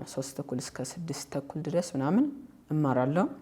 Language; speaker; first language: Amharic; early bilingual, heritage; Amharic